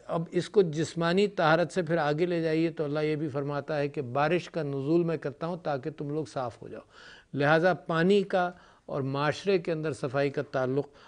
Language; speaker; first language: Urdu; native; Urdu